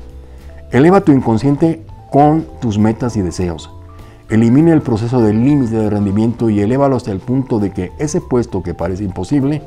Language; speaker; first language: Spanish; native; Spanish